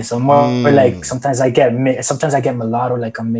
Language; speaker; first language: English; native; English